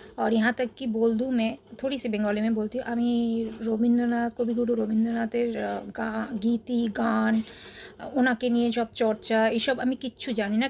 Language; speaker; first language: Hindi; non-native, local second language; Bangla